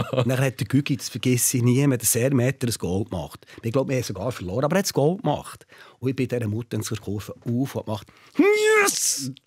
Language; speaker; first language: German; native; German